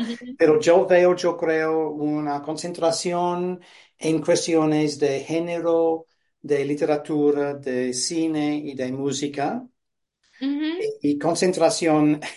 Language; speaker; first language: Spanish; non-native, fluent; English